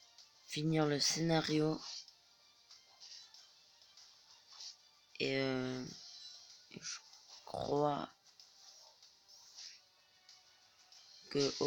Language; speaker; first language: French; native; French